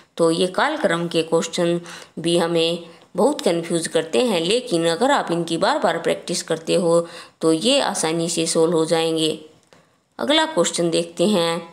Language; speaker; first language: Hindi; native; Hindi